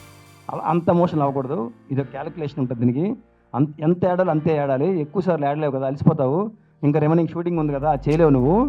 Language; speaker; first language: Telugu; native; Telugu